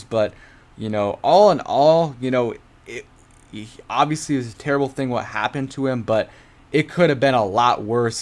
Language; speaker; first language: English; native; English